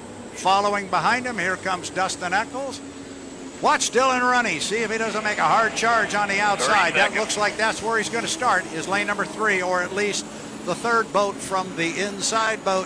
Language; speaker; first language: English; native; English